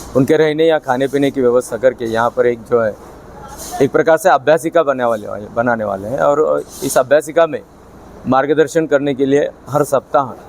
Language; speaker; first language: Hindi; non-native, local second language; Marathi